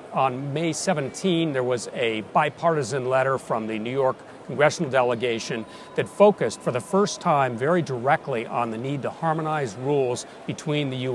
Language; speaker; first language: English; native; English